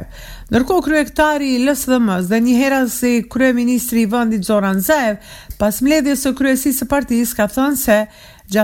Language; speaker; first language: Albanian; native; Albanian